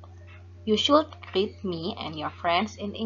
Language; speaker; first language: English; non-native, fluent; Indonesian